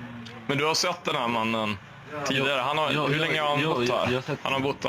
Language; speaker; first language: Swedish; native; Swedish